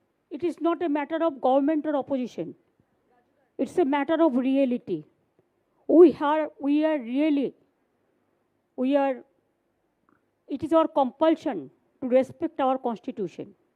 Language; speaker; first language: English; non-native, local second language; Bangla